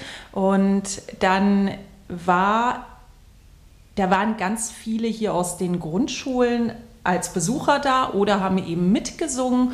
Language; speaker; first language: German; native; German